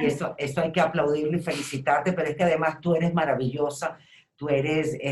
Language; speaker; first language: Spanish; native; Spanish